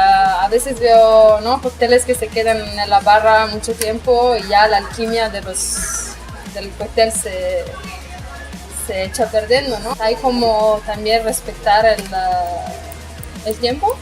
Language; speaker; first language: Spanish; non-native, fluent; Italian